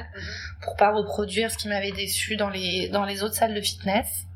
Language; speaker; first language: French; native; French